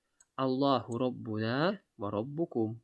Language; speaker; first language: Arabic; non-native, fluent; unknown